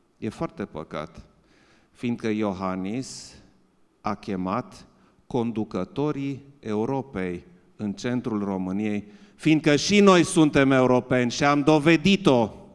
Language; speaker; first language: Romanian; non-native, local second language; German